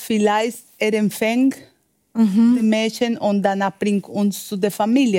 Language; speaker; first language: German; non-native, learner; Spanish